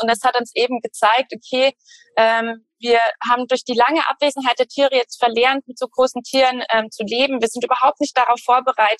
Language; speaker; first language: German; native; German